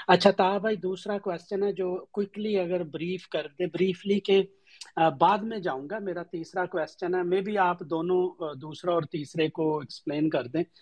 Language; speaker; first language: Urdu; native; Urdu